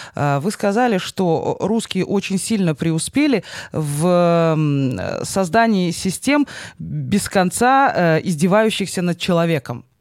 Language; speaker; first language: Russian; native; Russian